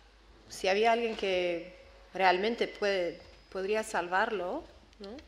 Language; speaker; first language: Spanish; non-native, learner; English